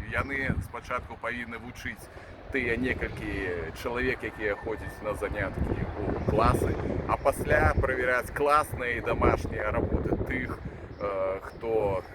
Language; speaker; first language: Belarusian; non-native, local second language; Russian